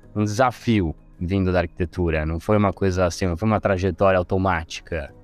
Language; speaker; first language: Portuguese; non-native, fluent; Italian